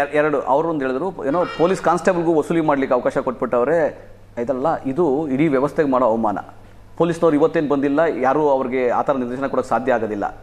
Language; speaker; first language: Kannada; native; Kannada